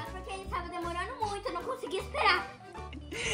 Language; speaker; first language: Portuguese; native; Portuguese